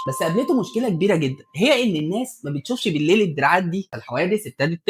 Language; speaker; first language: Arabic; native; Arabic